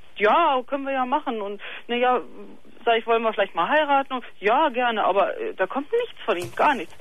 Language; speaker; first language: German; native; German